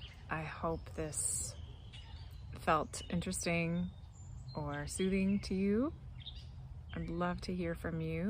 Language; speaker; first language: English; native; English